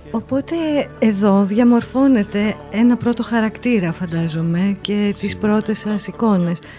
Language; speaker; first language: Greek; native; Greek